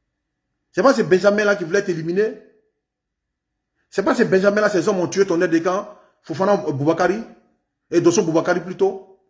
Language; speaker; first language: French; native; French